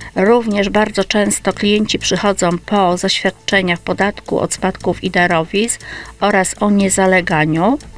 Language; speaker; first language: Polish; native; Polish